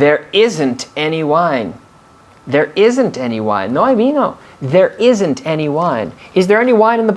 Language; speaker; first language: English; non-native, fluent; Spanish